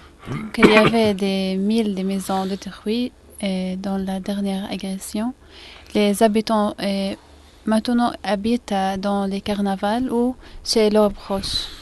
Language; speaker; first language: French; non-native, learner; Arabic